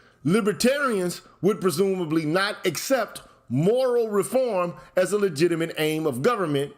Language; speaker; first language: English; native; English